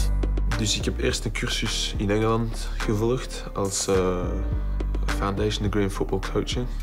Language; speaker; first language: Dutch; non-native, local second language; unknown